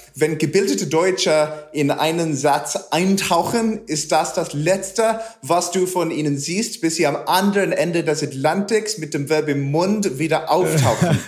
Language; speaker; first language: German; non-native, learner; English